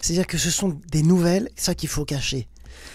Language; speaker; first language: French; native; French